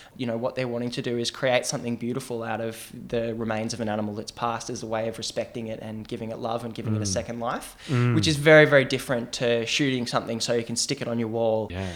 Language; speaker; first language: English; native; English